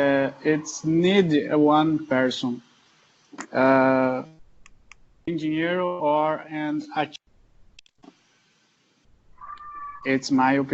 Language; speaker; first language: English; non-native, learner; Portuguese